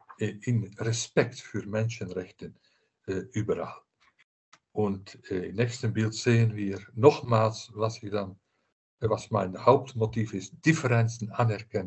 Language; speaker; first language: German; non-native, fluent; Dutch